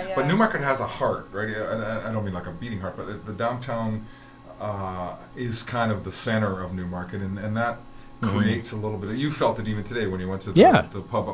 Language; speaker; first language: English; native; English